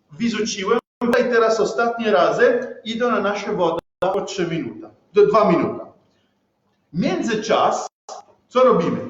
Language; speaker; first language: Polish; non-native, learner; Italian